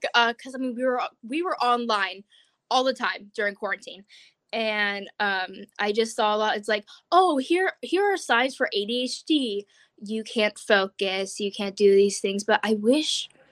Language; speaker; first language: English; native; English